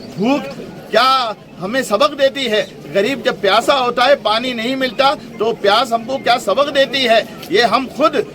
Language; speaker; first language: Urdu; non-native, local second language; Gujarati